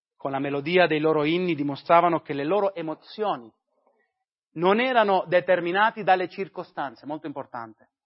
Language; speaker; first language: Italian; non-native, fluent; English